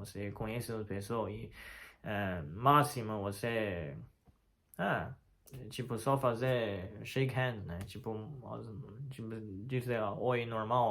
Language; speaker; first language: Portuguese; non-native, fluent; Chinese